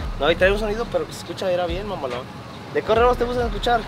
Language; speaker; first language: Spanish; early bilingual, heritage; Spanish